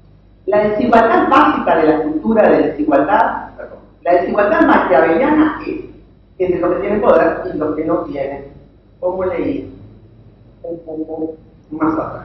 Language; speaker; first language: Spanish; native; Spanish